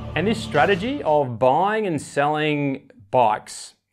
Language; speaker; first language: English; native; English